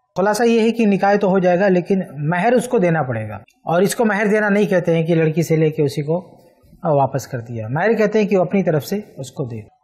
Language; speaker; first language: Hindi; native; Hindi